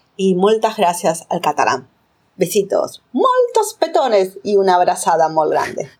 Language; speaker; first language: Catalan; non-native, learner; Spanish